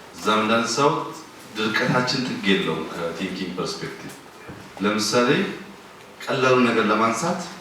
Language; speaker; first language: Amharic; native; Amharic